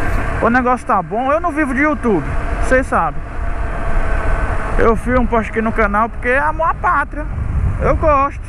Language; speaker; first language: Portuguese; native; Portuguese